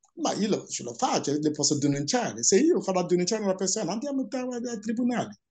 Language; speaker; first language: Italian; non-native, fluent; Igbo